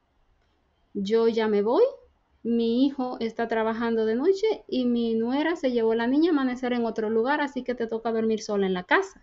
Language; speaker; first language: Spanish; native; Spanish